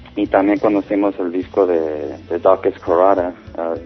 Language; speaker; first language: Spanish; early bilingual, heritage; Spanish